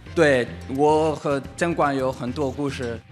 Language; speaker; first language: Chinese; non-native, learner; English